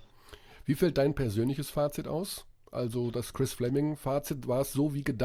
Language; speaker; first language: German; native; German